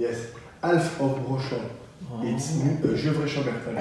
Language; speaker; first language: English; non-native, learner; French